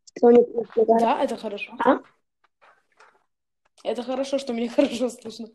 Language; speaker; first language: Russian; early bilingual, heritage; Russian